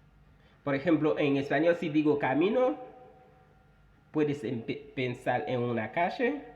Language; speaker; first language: Spanish; non-native, fluent; Haitian Creole